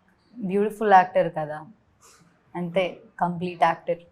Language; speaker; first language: Telugu; non-native, learner; Malayalam